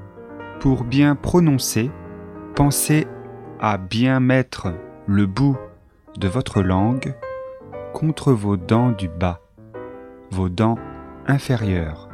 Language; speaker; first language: French; native; French